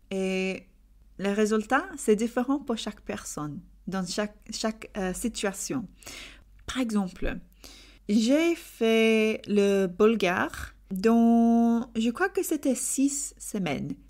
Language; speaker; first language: French; non-native, learner; English